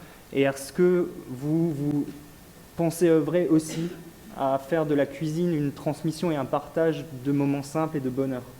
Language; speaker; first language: French; native; French